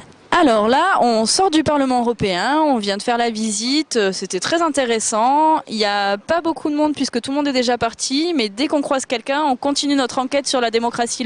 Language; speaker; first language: French; native; French